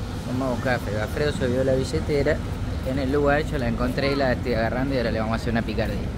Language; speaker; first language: Spanish; native; Spanish